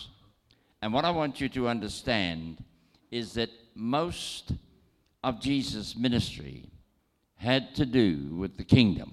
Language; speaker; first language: English; native; English